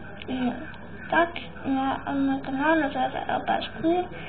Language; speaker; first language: Russian; early bilingual, heritage; Russian